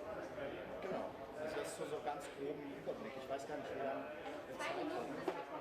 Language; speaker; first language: German; native; German